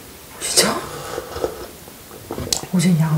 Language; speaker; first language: Korean; native; Korean